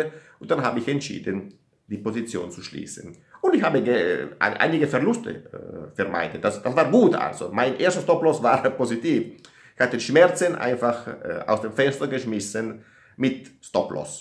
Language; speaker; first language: German; non-native, learner; Italian